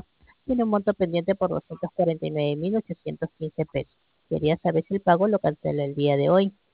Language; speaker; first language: Spanish; native; Spanish